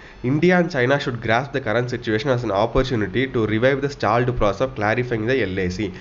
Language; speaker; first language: English; non-native, local second language; Tamil